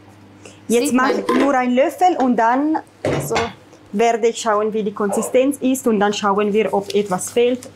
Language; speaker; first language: German; non-native, fluent; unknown